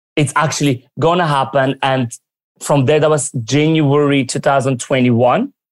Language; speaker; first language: English; early bilingual, other home language; Armenian